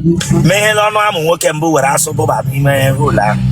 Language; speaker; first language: Igbo; native; Igbo